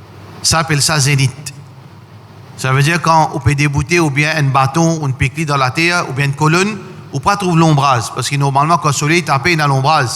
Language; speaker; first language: French; non-native, learner; Morisyen